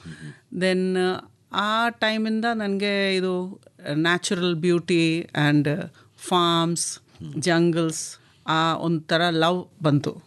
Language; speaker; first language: Kannada; non-native, local second language; Malayalam